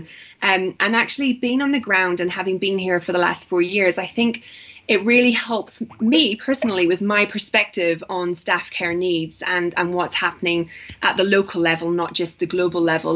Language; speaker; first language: English; native; English